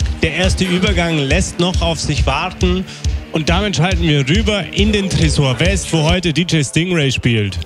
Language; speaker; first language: German; native; German